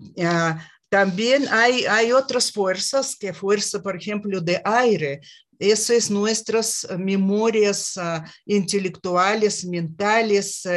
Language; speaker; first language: Spanish; non-native, learner; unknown